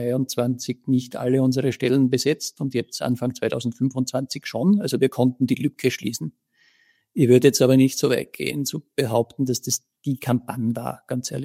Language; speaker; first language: German; native; German